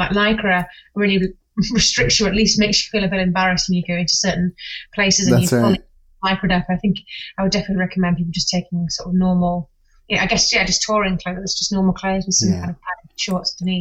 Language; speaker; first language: English; native; English